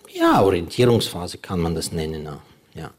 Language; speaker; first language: German; non-native, fluent; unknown